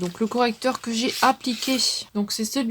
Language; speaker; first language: French; native; French